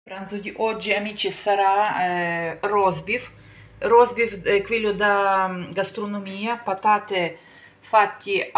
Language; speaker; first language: Italian; non-native, learner; Russian